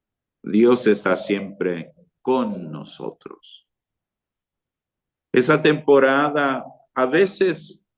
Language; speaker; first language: Spanish; non-native, fluent; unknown